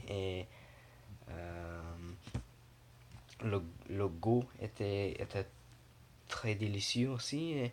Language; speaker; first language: French; non-native, learner; English